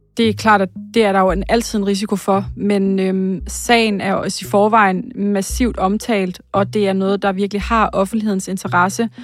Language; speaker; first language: Danish; native; Danish